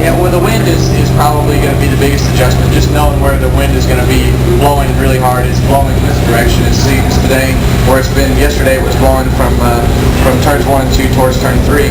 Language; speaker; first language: English; native; English